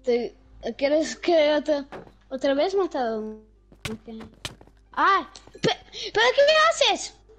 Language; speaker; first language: Spanish; non-native, learner; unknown